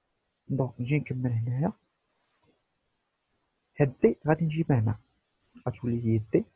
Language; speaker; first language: Arabic; native; Arabic